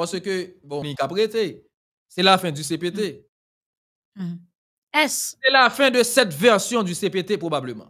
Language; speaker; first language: French; non-native, local second language; Haitian Creole